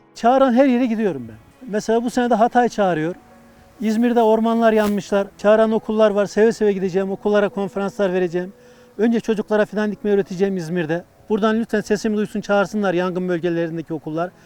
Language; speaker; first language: Turkish; native; Turkish